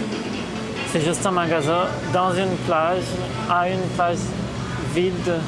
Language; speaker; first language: French; non-native, fluent; Portuguese